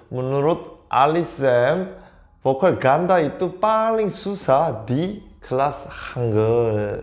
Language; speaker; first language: Indonesian; non-native, fluent; Korean